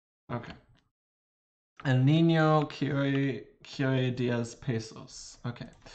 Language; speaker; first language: Spanish; non-native, learner; English